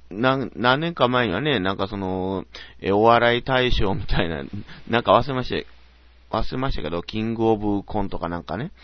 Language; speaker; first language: Japanese; native; Japanese